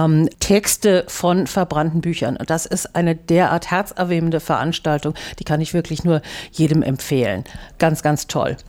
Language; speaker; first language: German; native; German